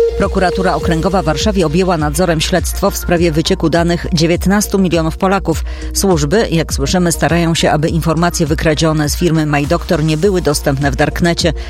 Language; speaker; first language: Polish; native; Polish